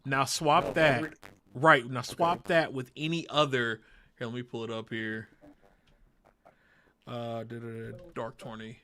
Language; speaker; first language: English; native; English